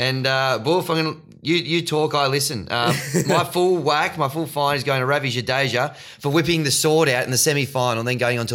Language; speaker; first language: English; native; English